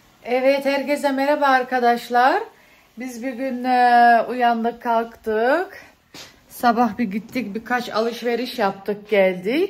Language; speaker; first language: Turkish; early bilingual, heritage; Turkish